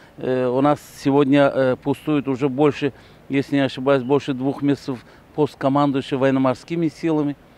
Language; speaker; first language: Russian; non-native, local second language; Azerbaijani